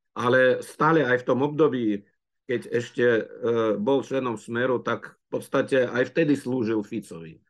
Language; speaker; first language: Slovak; non-native, fluent; Russian